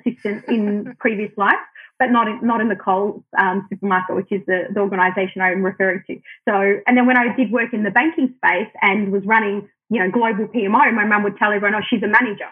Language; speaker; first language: English; non-native, local second language; Arabic